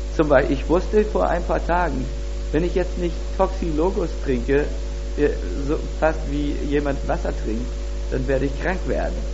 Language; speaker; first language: German; native; German